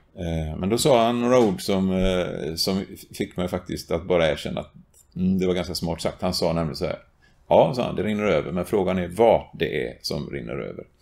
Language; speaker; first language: Swedish; native; Swedish